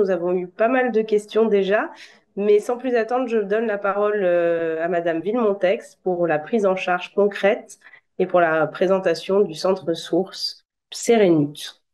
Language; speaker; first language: French; native; French